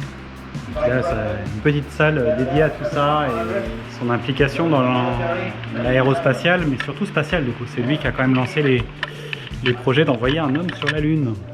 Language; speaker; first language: French; native; French